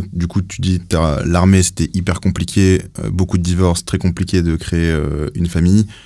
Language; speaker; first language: French; native; French